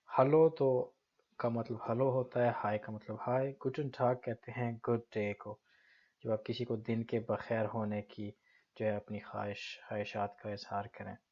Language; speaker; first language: Urdu; native; Urdu